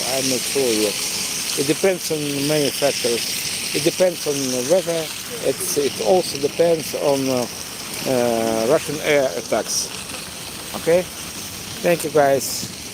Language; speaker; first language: English; non-native, fluent; Russian